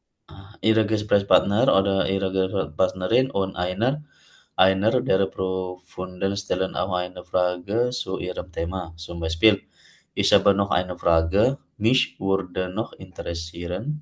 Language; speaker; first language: German; non-native, learner; Indonesian